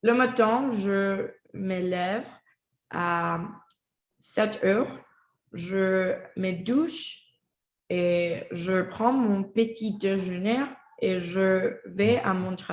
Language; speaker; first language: French; non-native, learner; Spanish